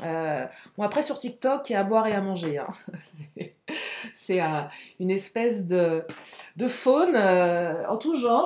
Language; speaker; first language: French; native; French